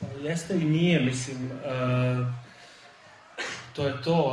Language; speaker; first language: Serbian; early bilingual, heritage; Serbian